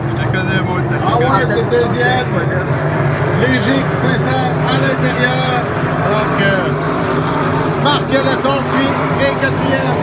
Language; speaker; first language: French; native; French